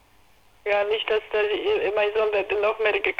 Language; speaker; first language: German; non-native, learner; Polish